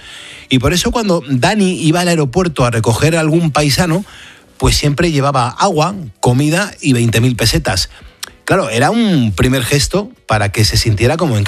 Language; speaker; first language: Spanish; native; Spanish